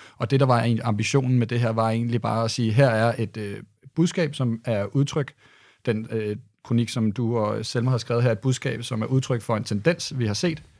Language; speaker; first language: Danish; native; Danish